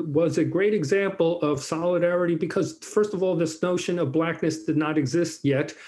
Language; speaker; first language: English; native; English